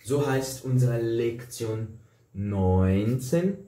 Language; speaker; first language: German; non-native, fluent; Portuguese